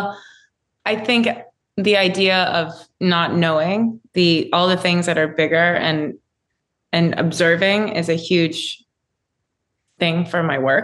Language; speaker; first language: English; native; English